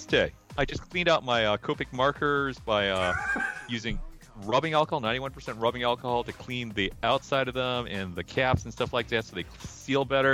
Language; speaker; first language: English; native; English